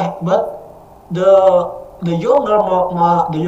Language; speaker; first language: English; non-native, learner; Indonesian